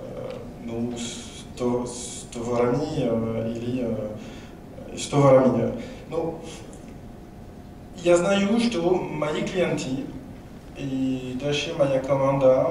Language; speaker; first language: Russian; non-native, learner; French